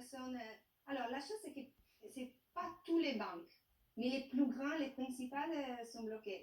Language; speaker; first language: French; non-native, fluent; Italian